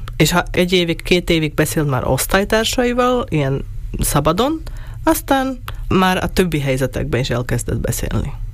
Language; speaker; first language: Hungarian; non-native, local second language; Slovak